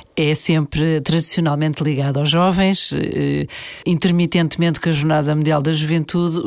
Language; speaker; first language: Portuguese; native; Portuguese